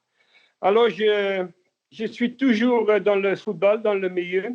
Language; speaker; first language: French; non-native, learner; Dutch